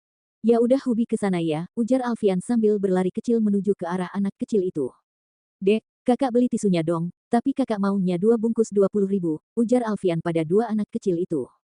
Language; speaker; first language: Indonesian; native; Indonesian